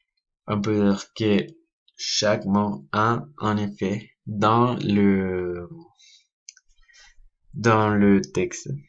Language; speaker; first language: French; non-native, learner; Spanish